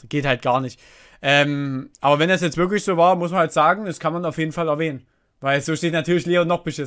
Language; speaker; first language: German; native; German